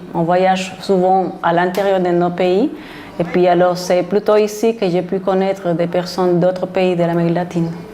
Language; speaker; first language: French; non-native, fluent; Spanish